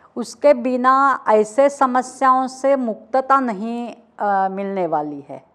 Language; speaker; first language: Hindi; non-native, local second language; Marathi